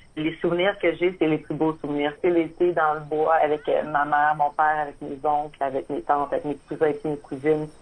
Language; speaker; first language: French; native; French